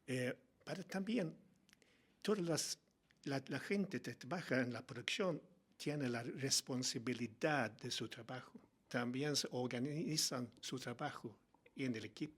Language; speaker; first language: Spanish; non-native, learner; Swedish